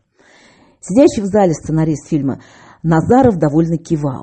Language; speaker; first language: Russian; native; Russian